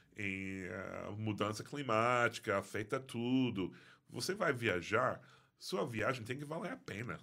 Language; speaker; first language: Portuguese; non-native, fluent; English